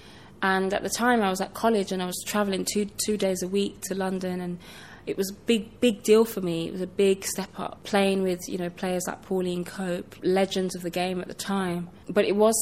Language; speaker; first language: English; native; English